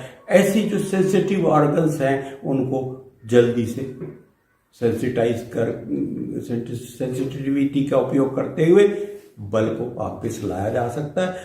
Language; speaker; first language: Hindi; native; Hindi